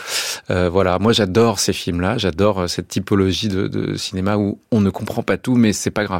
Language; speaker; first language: French; native; French